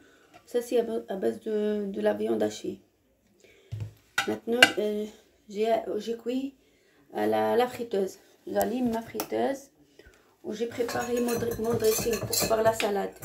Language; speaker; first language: French; non-native, learner; Arabic